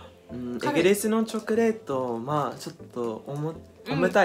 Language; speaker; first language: Japanese; non-native, learner; English